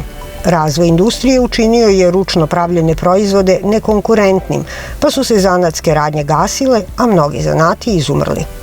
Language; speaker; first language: Serbian; native; Serbian